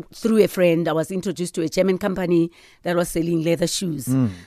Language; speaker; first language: English; non-native, local second language; Southern Sotho